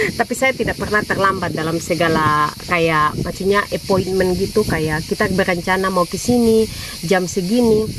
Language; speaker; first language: Indonesian; native; Indonesian